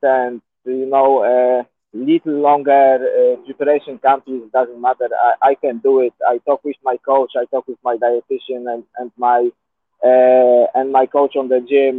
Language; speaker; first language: English; non-native, learner; Polish